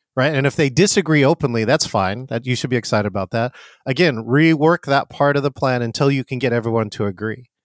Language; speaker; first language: English; native; English